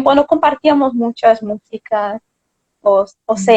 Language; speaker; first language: Spanish; non-native, fluent; Portuguese